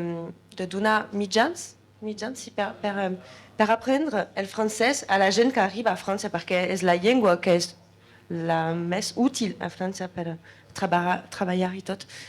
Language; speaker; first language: Catalan; non-native, local second language; French